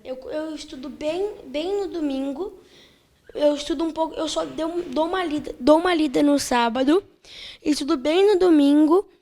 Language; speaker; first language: Portuguese; native; Portuguese